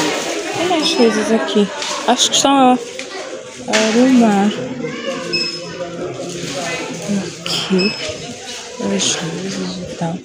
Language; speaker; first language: Portuguese; non-native, local second language; Kabuverdianu